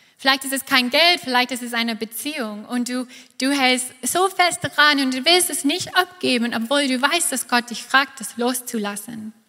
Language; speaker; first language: German; non-native, fluent; English